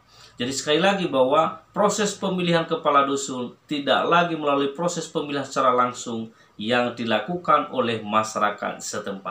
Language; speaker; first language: Indonesian; native; Indonesian